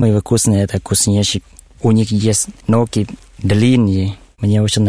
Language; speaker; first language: Russian; non-native, learner; Thai